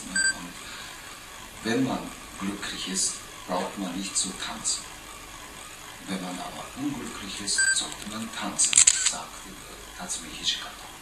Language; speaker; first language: German; non-native, fluent; Japanese